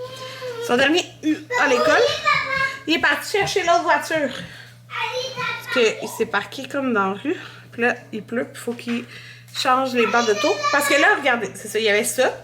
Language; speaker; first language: French; native; French